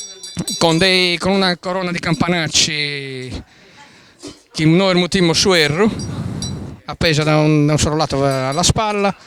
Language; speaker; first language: Italian; native; Italian